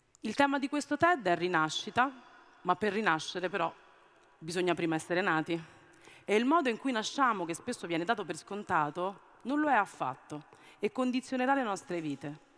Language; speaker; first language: Italian; early bilingual, other home language; Amharic